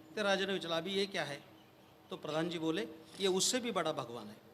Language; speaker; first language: Hindi; non-native, local second language; Marathi